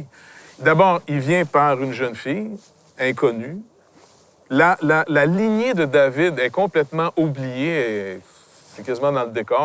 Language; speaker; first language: French; native; French